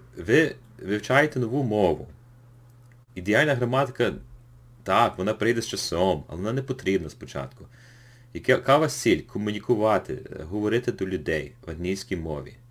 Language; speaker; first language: Ukrainian; early bilingual, heritage; English